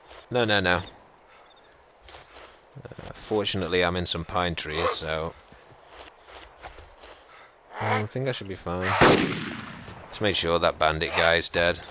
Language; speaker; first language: English; native; English